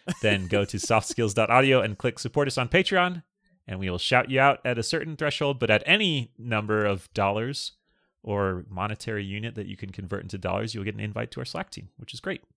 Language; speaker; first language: English; native; English